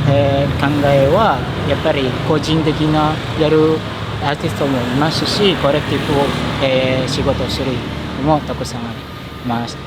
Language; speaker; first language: Japanese; non-native, fluent; Indonesian